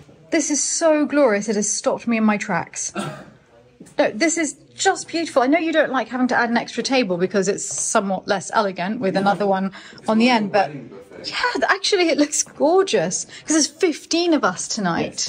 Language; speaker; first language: English; native; English